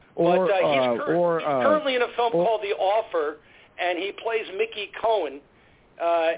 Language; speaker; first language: English; native; English